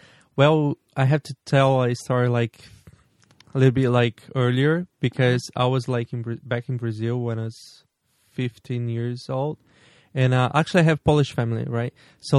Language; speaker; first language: English; non-native, fluent; Portuguese